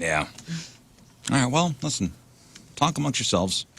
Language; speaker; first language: English; native; English